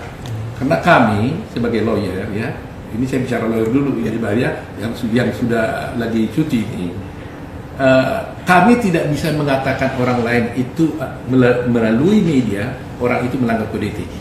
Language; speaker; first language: Indonesian; native; Indonesian